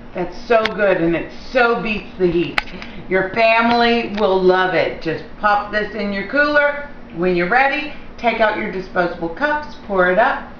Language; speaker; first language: English; native; English